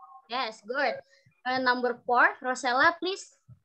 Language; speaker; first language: English; non-native, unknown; Indonesian